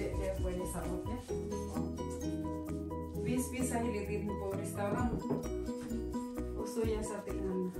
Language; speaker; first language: Norwegian; non-native, fluent; Filipino